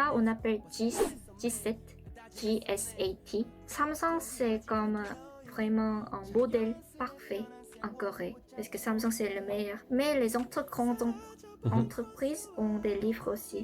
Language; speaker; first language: French; non-native, learner; Korean